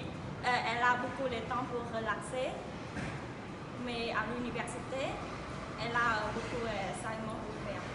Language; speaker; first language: French; non-native, learner; Khmer